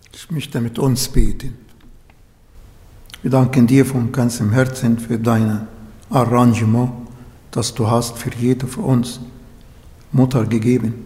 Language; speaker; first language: German; non-native, learner; Arabic